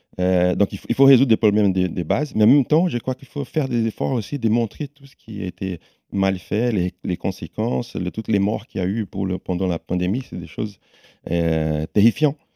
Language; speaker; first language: French; non-native, fluent; Portuguese